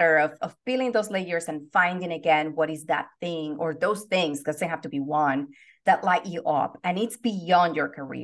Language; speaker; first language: English; non-native, fluent; Spanish